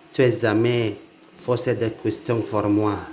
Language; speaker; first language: French; non-native, learner; Indonesian